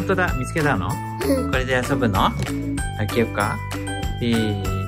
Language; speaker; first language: Japanese; native; Japanese